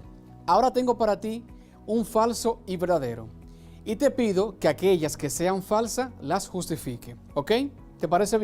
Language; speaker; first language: Spanish; native; Spanish